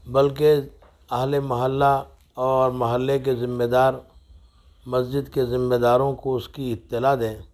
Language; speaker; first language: Hindi; non-native, local second language; Urdu